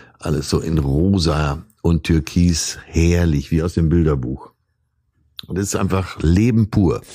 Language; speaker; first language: German; native; German